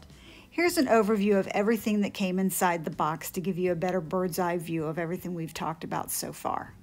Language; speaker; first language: English; native; English